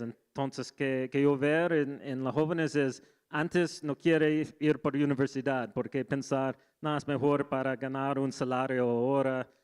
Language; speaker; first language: Spanish; non-native, learner; English